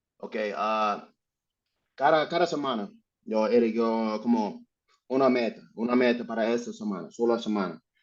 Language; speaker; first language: Spanish; non-native, learner; English